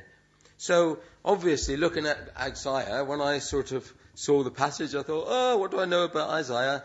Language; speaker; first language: English; native; English